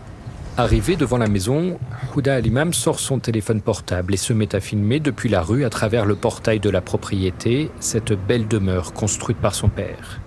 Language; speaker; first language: French; native; French